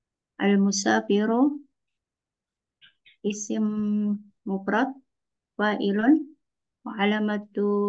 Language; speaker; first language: Arabic; non-native, learner; Indonesian